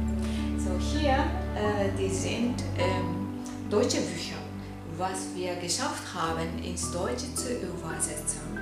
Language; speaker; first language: German; non-native, fluent; Japanese